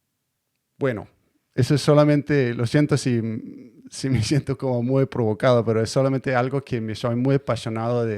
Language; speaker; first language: Spanish; non-native, learner; Danish